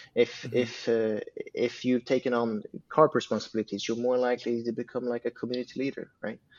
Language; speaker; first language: English; non-native, fluent; Swedish